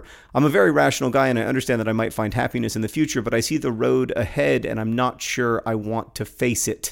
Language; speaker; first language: English; native; English